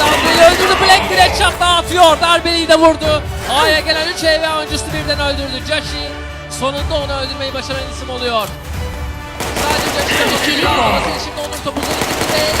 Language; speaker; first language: Turkish; native; Turkish